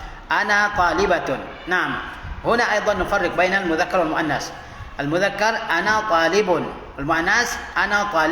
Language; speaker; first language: Arabic; non-native, fluent; Indonesian